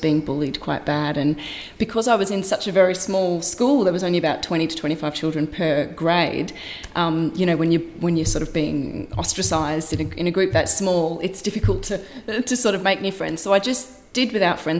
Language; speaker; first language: English; native; English